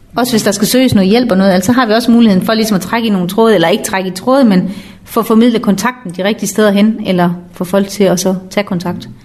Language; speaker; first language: Danish; native; Danish